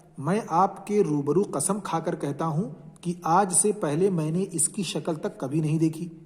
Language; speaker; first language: Urdu; native; Urdu